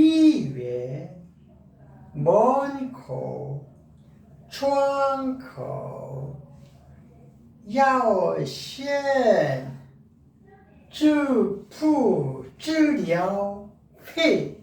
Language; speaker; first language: Chinese; non-native, learner; Korean